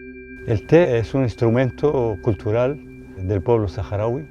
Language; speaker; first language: Spanish; non-native, local second language; Arabic